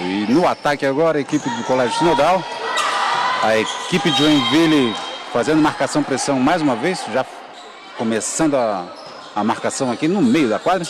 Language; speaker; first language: Portuguese; native; Portuguese